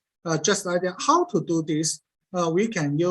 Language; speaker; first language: English; non-native, learner; Cantonese